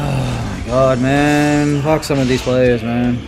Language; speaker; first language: English; native; English